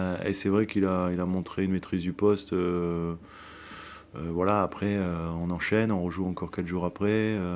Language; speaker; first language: French; native; French